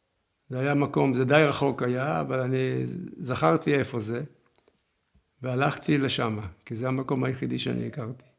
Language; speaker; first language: Hebrew; early bilingual, other home language; Yiddish